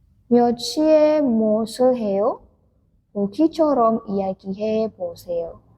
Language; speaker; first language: Korean; non-native, fluent; Indonesian